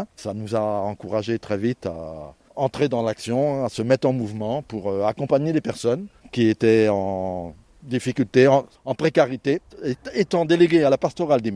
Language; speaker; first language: French; native; French